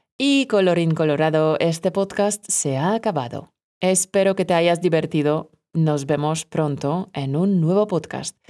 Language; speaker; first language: Spanish; non-native, fluent; Polish